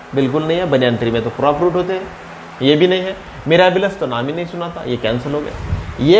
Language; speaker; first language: Hindi; non-native, local second language; Marathi